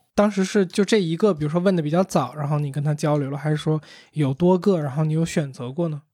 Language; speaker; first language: Chinese; native; Chinese